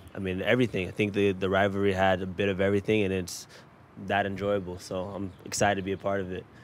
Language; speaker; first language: English; native; English